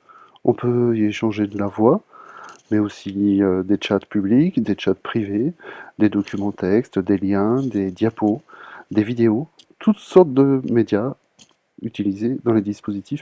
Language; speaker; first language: French; native; French